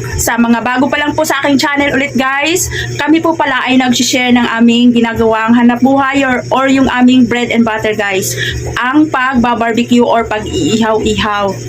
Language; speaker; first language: Filipino; non-native, local second language; Cebuano